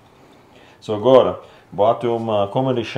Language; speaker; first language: Portuguese; non-native, learner; English